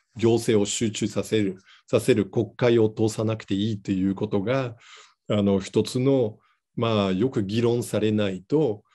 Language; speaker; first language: Japanese; non-native, fluent; Dutch